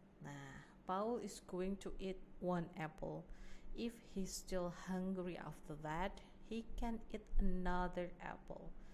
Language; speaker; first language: English; non-native, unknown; Indonesian